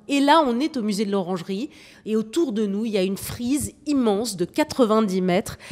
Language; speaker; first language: French; native; French